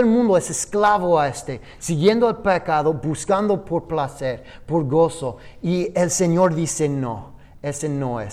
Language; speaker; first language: Spanish; non-native, fluent; English